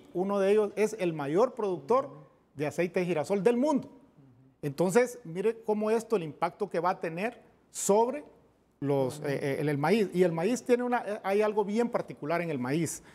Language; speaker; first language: Spanish; native; Spanish